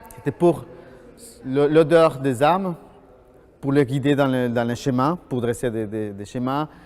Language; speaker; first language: French; non-native, fluent; Spanish